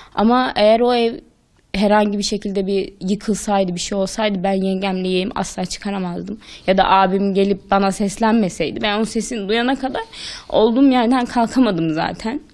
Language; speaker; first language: Turkish; native; Turkish